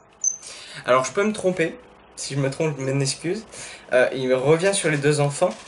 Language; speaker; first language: French; native; French